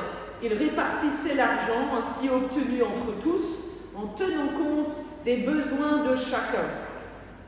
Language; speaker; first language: French; native; French